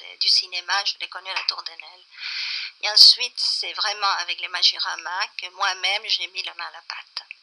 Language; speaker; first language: French; non-native, fluent; Spanish